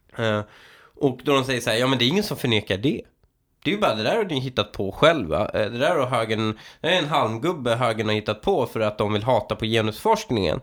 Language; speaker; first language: Swedish; early bilingual, other home language; Persian